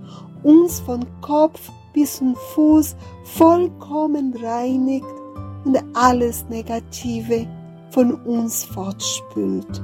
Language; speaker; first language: German; non-native, fluent; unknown